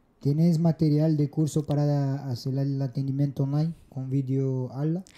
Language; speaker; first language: Spanish; non-native, fluent; Portuguese